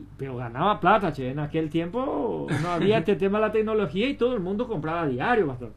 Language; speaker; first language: Spanish; native; Spanish